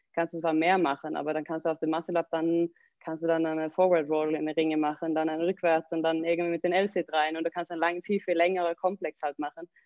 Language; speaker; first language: German; non-native, fluent; Swedish